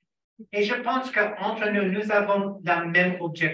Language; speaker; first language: French; non-native, fluent; English